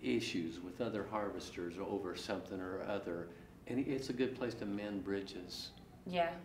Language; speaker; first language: English; native; English